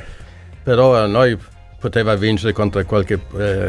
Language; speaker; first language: Italian; non-native, learner; Swedish